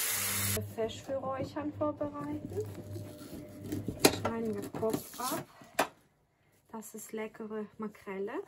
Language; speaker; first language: German; non-native, learner; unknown